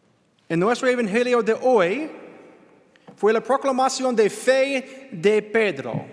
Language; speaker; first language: Spanish; non-native, learner; English